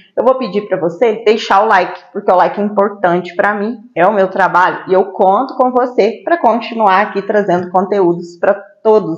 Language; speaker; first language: Portuguese; native; Portuguese